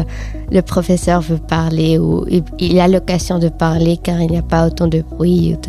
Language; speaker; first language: French; non-native, fluent; Spanish